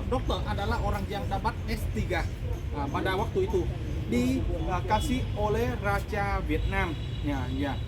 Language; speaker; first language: Indonesian; non-native, fluent; Vietnamese